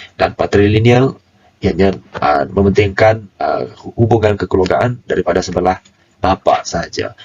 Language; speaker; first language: Malay; non-native, local second language; Iban